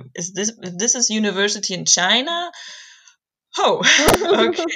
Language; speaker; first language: English; non-native, fluent; German